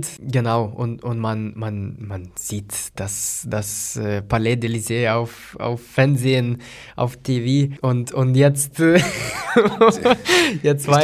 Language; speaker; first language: German; non-native, fluent; Lithuanian